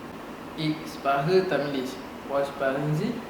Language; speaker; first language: German; non-native, learner; Tamil